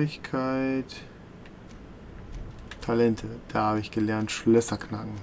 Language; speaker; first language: German; native; German